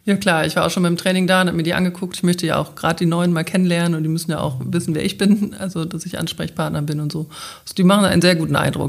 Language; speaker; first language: German; native; German